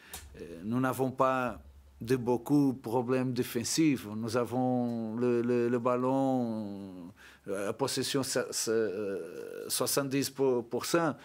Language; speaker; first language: French; non-native, learner; Portuguese